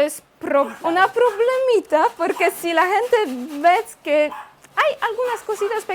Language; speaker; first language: Spanish; non-native, fluent; Polish